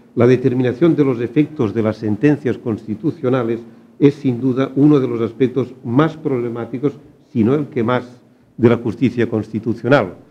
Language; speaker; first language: Spanish; non-native, local second language; Catalan